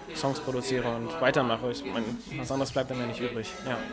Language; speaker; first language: German; native; German